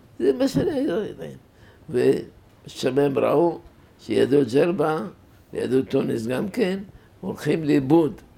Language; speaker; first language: Hebrew; non-native, fluent; Arabic